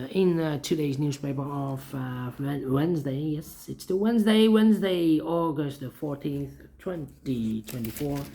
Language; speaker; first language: English; non-native, fluent; Dutch